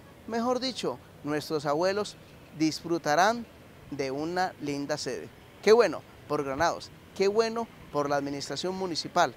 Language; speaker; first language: Spanish; native; Spanish